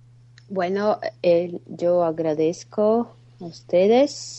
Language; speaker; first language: Spanish; non-native, fluent; Portuguese